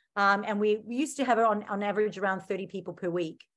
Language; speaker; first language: English; native; English